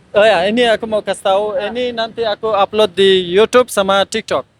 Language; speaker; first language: Indonesian; non-native, fluent; Persian